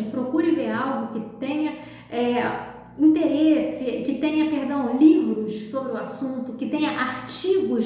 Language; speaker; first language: Portuguese; native; Portuguese